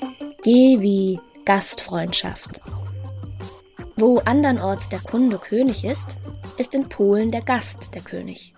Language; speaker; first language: German; native; German